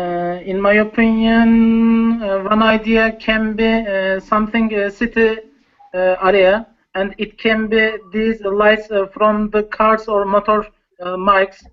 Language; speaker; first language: English; non-native, learner; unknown